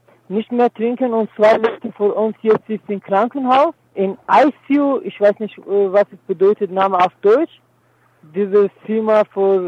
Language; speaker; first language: German; non-native, learner; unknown